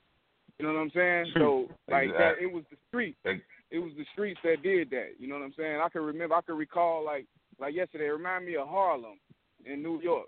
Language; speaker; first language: English; native; English